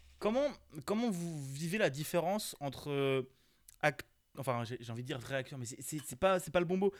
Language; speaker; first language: French; native; French